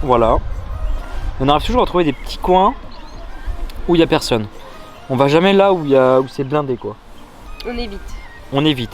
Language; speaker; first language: French; native; French